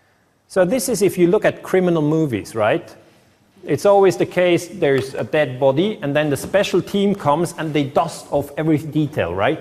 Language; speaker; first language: English; non-native, fluent; German